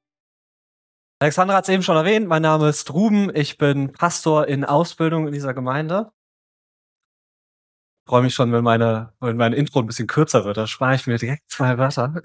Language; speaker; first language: German; native; German